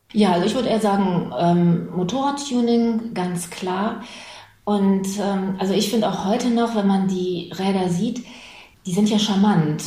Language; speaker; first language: German; native; German